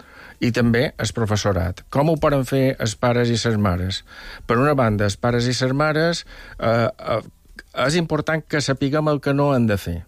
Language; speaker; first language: Catalan; native; Catalan